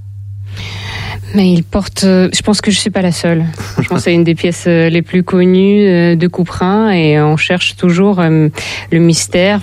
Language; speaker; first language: French; non-native, fluent; Russian